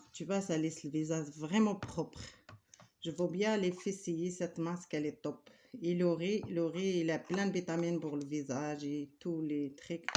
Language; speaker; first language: French; non-native, learner; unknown